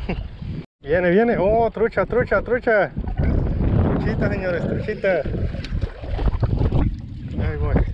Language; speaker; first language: Spanish; native; Spanish